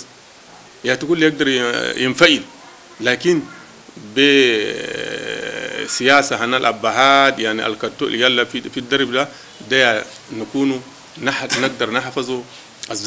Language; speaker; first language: Arabic; non-native, local second language; Hausa